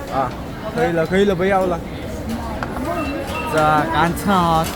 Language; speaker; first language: Chinese; non-native, learner; Mongolian